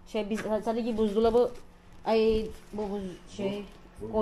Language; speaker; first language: Turkish; non-native, learner; Filipino